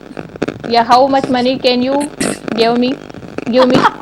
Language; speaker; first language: English; non-native, learner; Hindi